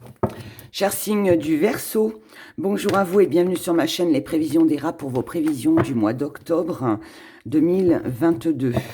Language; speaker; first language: French; native; French